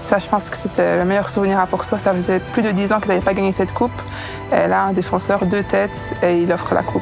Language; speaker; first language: French; native; French